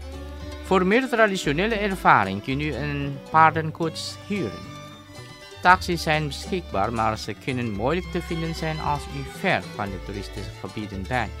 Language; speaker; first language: Dutch; non-native, fluent; Indonesian